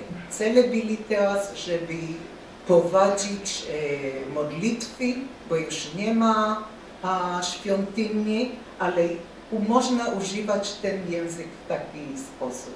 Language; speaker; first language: Polish; non-native, fluent; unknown